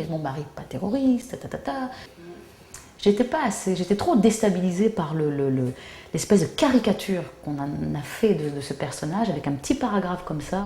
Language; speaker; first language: French; early bilingual, other home language; Arabic